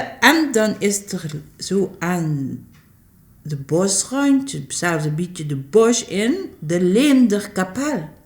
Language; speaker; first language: Dutch; native; Dutch